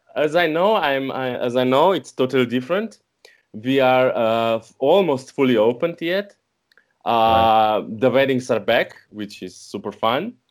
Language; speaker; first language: English; non-native, learner; Slovenian